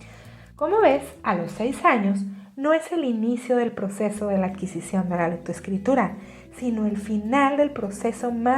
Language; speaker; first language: Spanish; native; Spanish